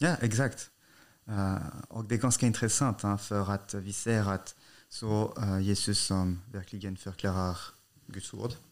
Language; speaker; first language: Swedish; non-native, fluent; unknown